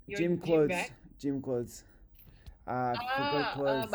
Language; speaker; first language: English; non-native, learner; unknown